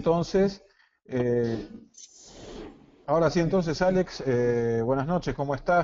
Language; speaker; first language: Spanish; native; Spanish